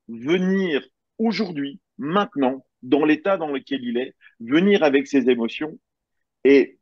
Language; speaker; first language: French; native; French